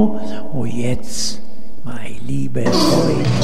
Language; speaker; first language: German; non-native, learner; Italian